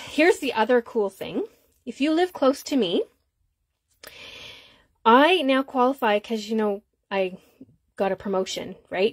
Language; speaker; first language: English; native; English